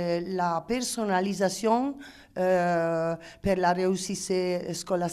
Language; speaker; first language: French; non-native, learner; Italian